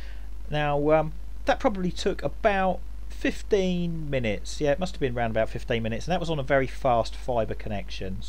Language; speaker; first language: English; native; English